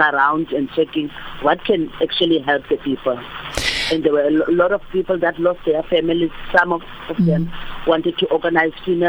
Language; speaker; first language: English; non-native, local second language; Afrikaans